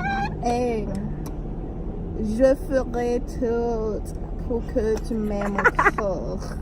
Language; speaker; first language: French; non-native, learner; Haitian Creole